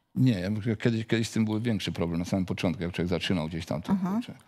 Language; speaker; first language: Polish; native; Polish